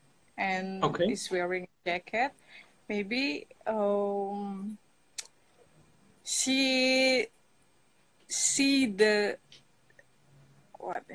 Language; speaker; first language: English; non-native, learner; Indonesian